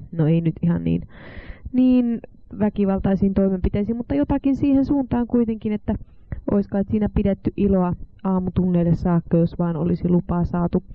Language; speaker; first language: Finnish; native; Finnish